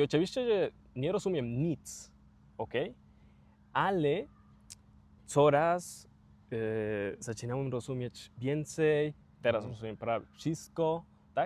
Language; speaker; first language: Polish; non-native, learner; Spanish